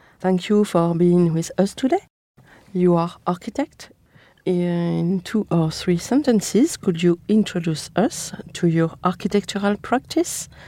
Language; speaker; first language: English; non-native, learner; French